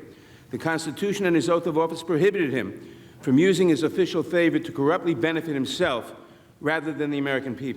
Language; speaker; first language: English; native; English